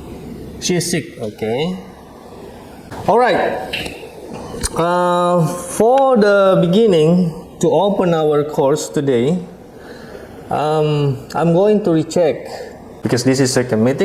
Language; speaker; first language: English; non-native, fluent; Indonesian